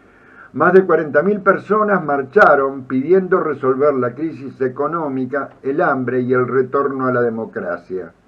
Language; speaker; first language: Spanish; native; Spanish